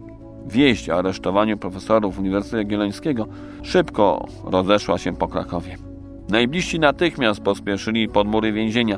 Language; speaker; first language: Polish; native; Polish